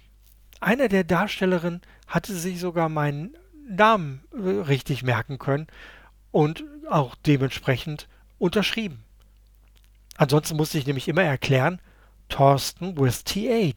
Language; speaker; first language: German; native; German